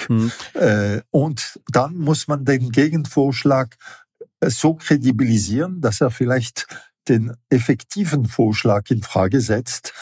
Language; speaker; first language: German; non-native, fluent; French